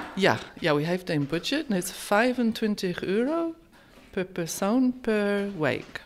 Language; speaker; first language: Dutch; non-native, learner; English